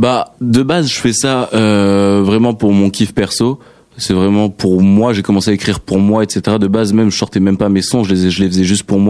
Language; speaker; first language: French; native; French